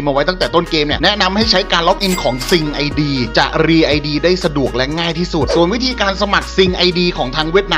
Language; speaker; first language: Thai; native; Thai